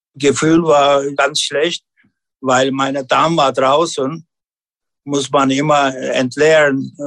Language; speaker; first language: German; non-native, learner; Turkish